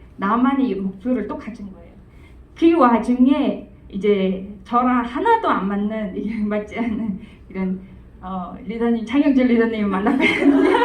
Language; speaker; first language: Korean; non-native, fluent; Mongolian